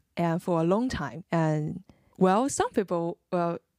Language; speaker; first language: English; non-native, fluent; Chinese